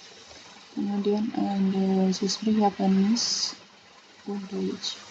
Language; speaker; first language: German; non-native, fluent; Indonesian